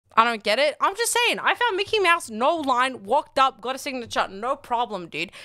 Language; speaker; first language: English; native; English